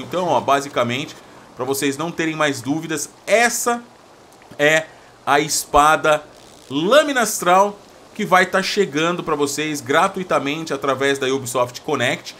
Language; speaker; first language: Portuguese; native; Portuguese